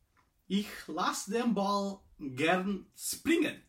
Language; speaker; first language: German; non-native, learner; English